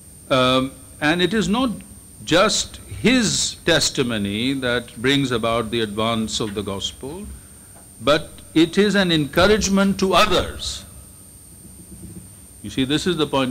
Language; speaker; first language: English; non-native, local second language; Urdu